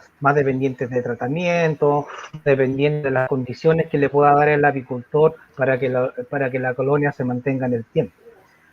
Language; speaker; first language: Spanish; native; Spanish